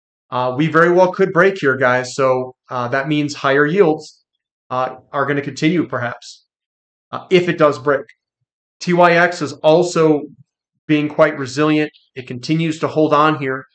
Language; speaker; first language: English; native; English